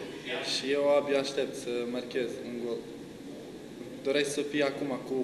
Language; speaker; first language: Romanian; non-native, learner; Bosnian